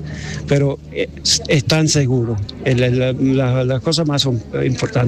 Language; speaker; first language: Spanish; non-native, fluent; English